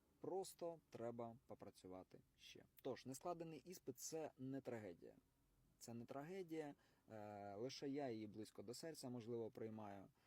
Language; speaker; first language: Ukrainian; non-native, local second language; Russian